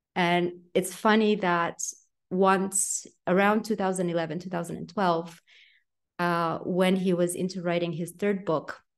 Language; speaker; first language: English; non-native, fluent; Romanian